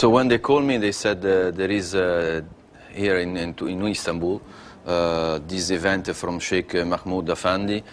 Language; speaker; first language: English; non-native, learner; Italian